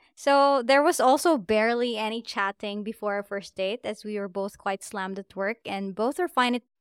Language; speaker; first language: English; non-native, local second language; Filipino